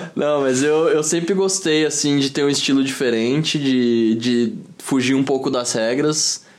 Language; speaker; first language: Portuguese; native; Portuguese